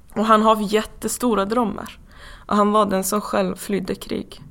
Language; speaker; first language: Swedish; non-native, fluent; Persian